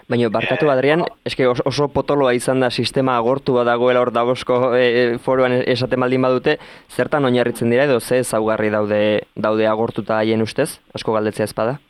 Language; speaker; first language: Basque; native; Basque